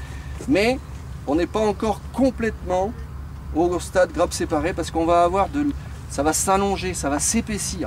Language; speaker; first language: French; native; French